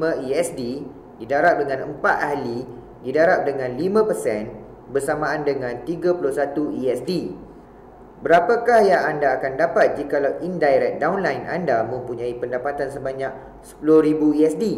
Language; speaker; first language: Malay; native; Malay